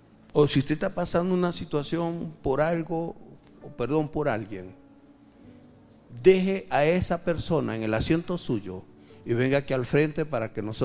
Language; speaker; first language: Spanish; native; Spanish